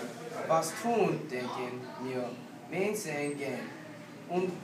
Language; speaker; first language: German; non-native, learner; English